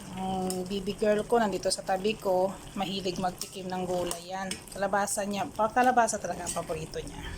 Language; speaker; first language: Filipino; non-native, local second language; Cebuano